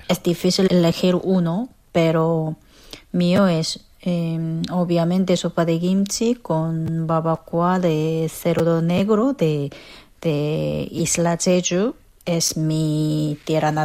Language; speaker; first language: Spanish; non-native, fluent; Korean